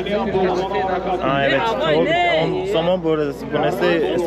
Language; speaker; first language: Turkish; non-native, learner; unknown